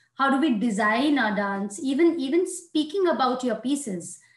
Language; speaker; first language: English; non-native, local second language; Hindi